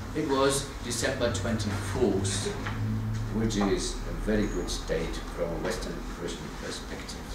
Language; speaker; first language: English; non-native, fluent; German